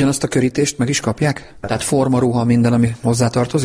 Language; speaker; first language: Hungarian; native; Hungarian